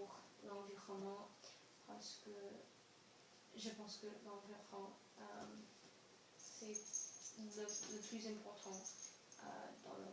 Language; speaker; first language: French; non-native, learner; English